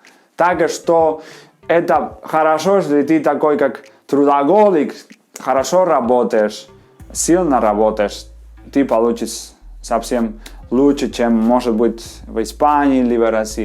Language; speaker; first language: Russian; non-native, fluent; Spanish